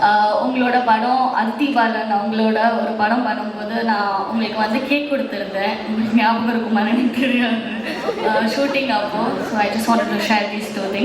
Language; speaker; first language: Tamil; non-native, learner; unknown